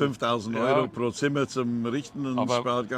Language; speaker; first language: German; non-native, learner; English